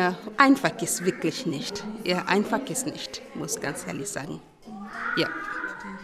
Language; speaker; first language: German; non-native, learner; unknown